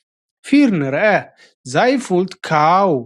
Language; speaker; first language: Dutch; non-native, fluent; Tigrinya